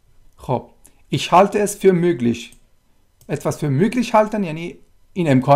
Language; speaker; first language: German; non-native, fluent; Persian